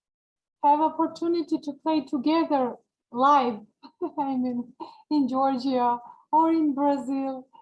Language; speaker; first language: English; non-native, learner; Georgian